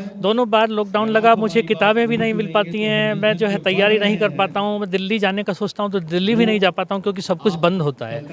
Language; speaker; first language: Hindi; native; Hindi